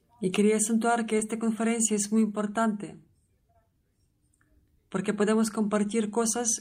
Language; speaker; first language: Spanish; non-native, learner; Russian